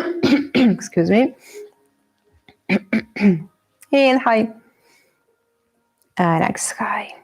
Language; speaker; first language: English; non-native, fluent; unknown